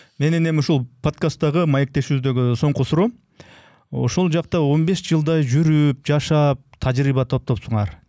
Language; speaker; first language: Kyrgyz; native; Kyrgyz